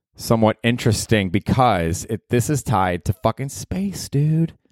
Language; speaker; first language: English; native; English